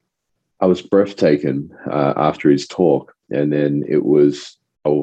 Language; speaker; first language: English; non-native, local second language; French